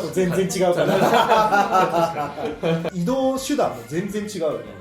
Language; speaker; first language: Japanese; native; Japanese